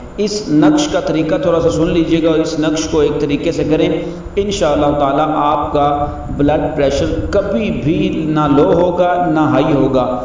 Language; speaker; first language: Urdu; non-native, local second language; Punjabi